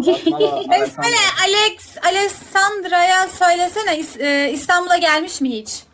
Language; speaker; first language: Turkish; native; Turkish